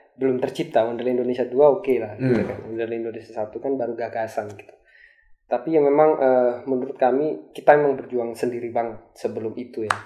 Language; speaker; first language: Indonesian; native; Indonesian